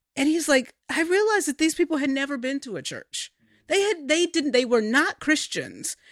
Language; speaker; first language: English; native; English